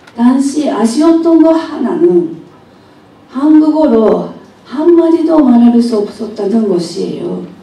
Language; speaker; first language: Korean; non-native, fluent; Japanese